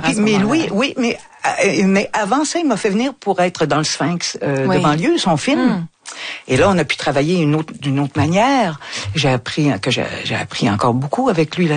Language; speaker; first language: French; native; French